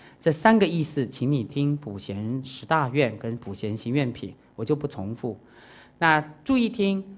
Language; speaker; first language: Chinese; native; Chinese